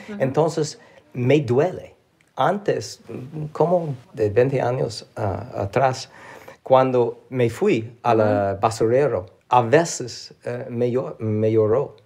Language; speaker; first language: Spanish; non-native, learner; English